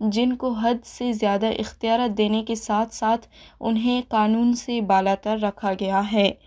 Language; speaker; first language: Urdu; non-native, local second language; Baluchi